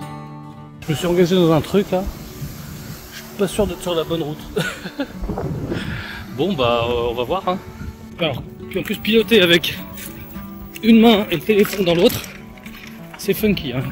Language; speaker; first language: French; native; French